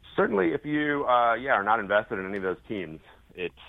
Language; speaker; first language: English; native; English